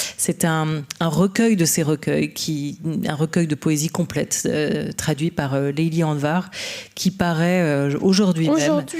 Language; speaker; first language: French; native; French